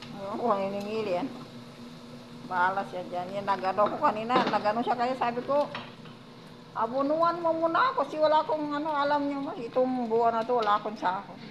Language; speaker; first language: Filipino; native; Filipino